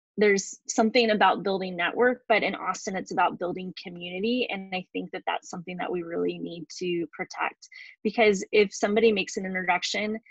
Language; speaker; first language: English; native; English